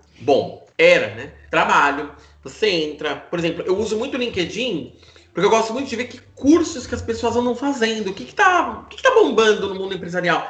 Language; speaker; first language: Portuguese; native; Portuguese